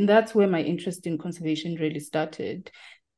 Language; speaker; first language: English; non-native, local second language; Tsonga